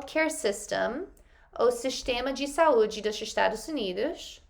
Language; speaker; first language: Portuguese; non-native, fluent; English